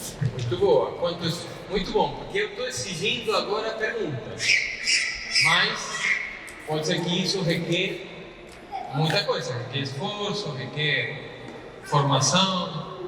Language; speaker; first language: Portuguese; non-native, fluent; Spanish